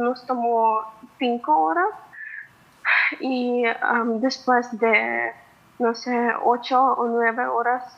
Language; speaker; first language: Spanish; non-native, fluent; Ukrainian